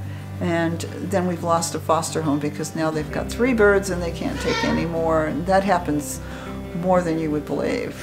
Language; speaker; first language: English; native; English